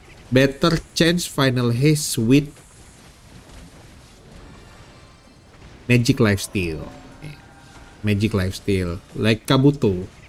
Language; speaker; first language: English; non-native, learner; Indonesian